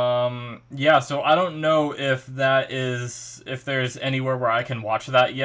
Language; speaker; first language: English; native; English